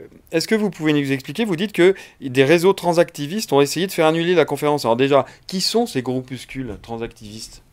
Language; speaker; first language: French; native; French